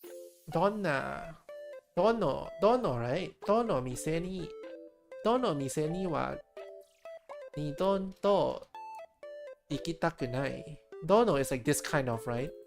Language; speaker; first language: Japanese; non-native, learner; English